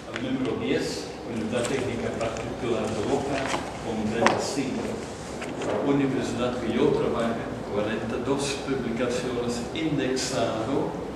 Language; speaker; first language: Spanish; non-native, fluent; Dutch